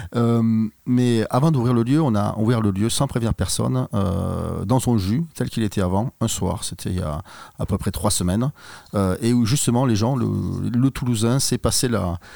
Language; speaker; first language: French; native; French